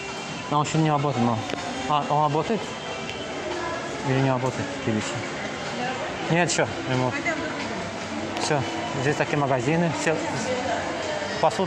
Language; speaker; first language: Russian; non-native, learner; Azerbaijani